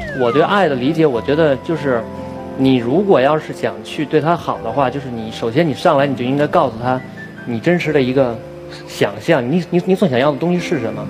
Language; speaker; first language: Chinese; native; Chinese